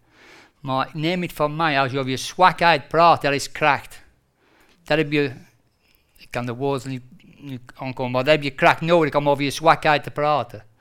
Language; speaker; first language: Dutch; non-native, fluent; English